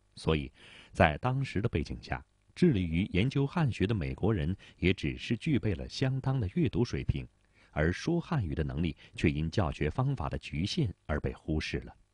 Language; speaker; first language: Chinese; native; Chinese